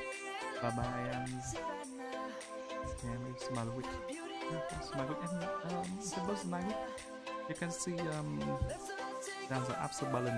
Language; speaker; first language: English; non-native, learner; Vietnamese